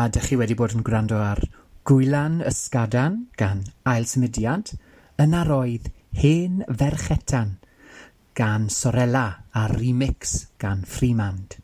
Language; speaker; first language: Welsh; native; Welsh